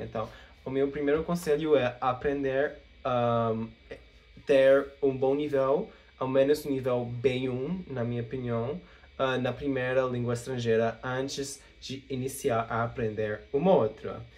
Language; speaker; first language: Portuguese; non-native, fluent; English